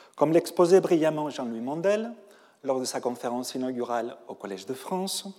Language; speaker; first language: French; non-native, fluent; Spanish